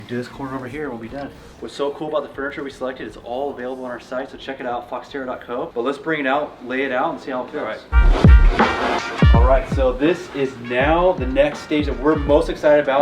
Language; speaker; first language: English; native; English